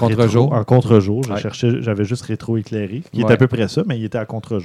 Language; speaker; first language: French; native; French